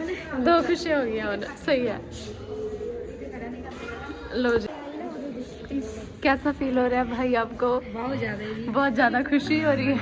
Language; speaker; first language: Hindi; non-native, local second language; Punjabi